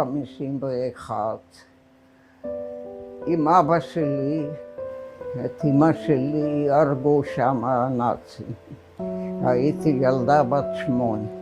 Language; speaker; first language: Hebrew; non-native, fluent; Romanian